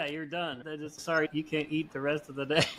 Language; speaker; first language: English; native; English